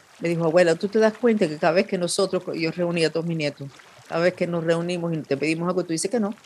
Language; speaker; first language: Spanish; non-native, fluent; English